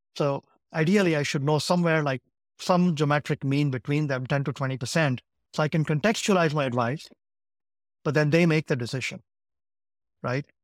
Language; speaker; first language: English; non-native, local second language; Gujarati